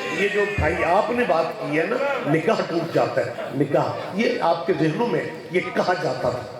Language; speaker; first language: Urdu; non-native, local second language; Punjabi